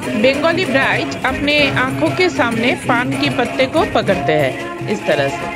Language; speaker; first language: Hindi; non-native, local second language; Bangla